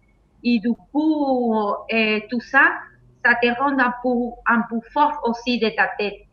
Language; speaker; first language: French; non-native, fluent; Spanish